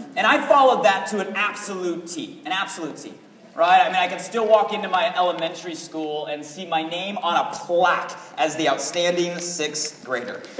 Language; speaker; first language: English; native; English